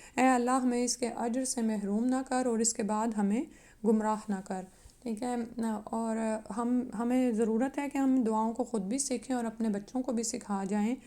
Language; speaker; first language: Urdu; native; Urdu